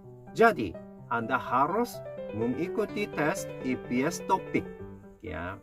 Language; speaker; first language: Indonesian; non-native, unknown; Korean